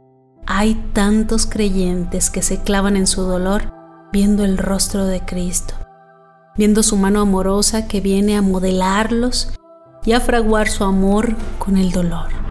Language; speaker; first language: Spanish; native; Spanish